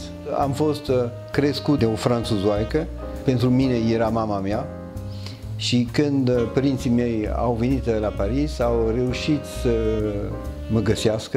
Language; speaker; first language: Romanian; early bilingual, heritage; French